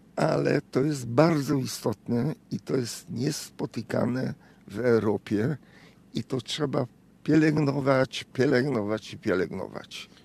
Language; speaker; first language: Polish; non-native, fluent; Hungarian